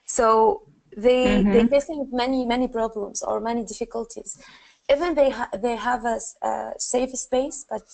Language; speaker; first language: English; non-native, learner; Arabic